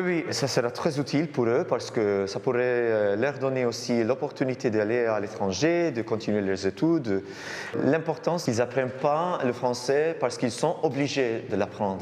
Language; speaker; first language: French; non-native, fluent; Maltese